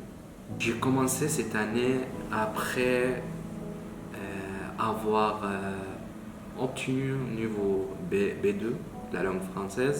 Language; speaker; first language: French; non-native, learner; Arabic